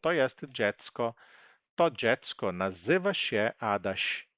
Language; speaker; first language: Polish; non-native, learner; Portuguese